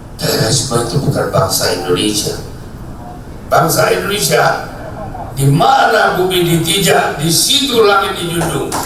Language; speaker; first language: Indonesian; native; Indonesian